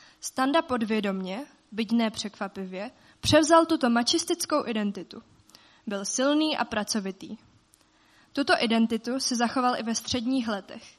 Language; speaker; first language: Czech; native; Czech